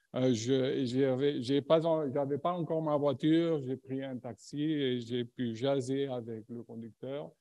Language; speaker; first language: French; non-native, fluent; Spanish